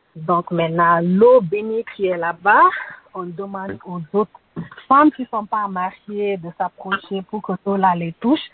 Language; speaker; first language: French; non-native, local second language; Bambara